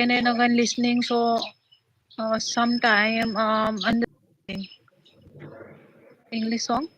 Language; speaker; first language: English; non-native, learner; Hindi